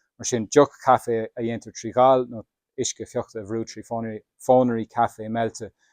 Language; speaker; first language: Irish; native; Irish